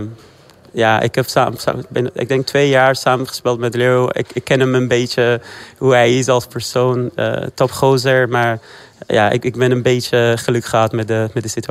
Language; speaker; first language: Dutch; non-native, fluent; Persian